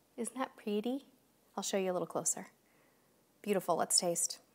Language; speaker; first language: English; native; English